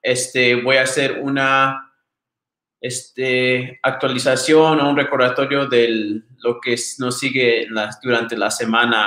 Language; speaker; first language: Spanish; early bilingual, other home language; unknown